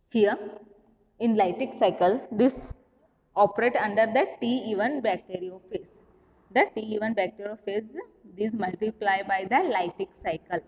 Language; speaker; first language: English; non-native, local second language; Kannada